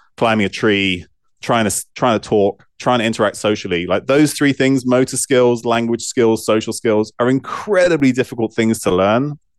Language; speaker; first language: English; native; English